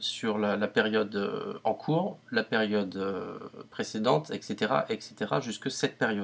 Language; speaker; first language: French; native; French